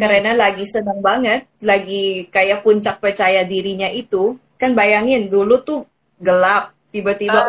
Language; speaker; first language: Indonesian; non-native, fluent; Filipino